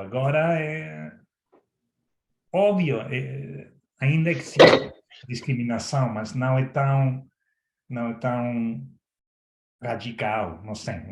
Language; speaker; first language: Portuguese; non-native, fluent; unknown